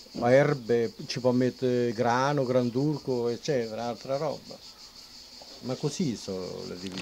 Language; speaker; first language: Italian; native; Italian